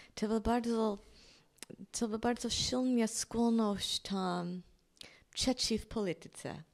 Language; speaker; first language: Polish; non-native, fluent; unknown